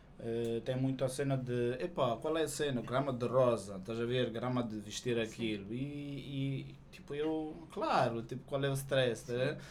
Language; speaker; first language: Portuguese; native; Portuguese